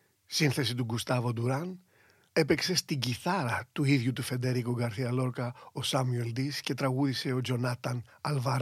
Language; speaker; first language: Greek; native; Greek